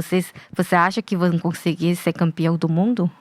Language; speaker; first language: Portuguese; non-native, learner; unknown